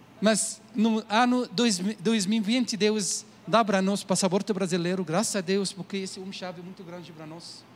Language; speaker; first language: Portuguese; non-native, learner; Arabic